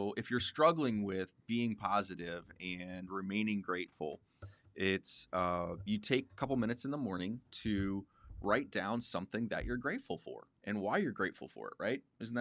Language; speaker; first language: English; native; English